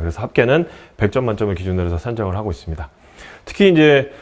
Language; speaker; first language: Korean; native; Korean